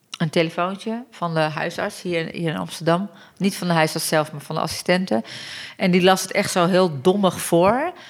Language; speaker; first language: Dutch; early bilingual, other home language; Turkish